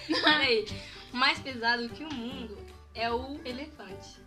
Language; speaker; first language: Portuguese; early bilingual, heritage; Portuguese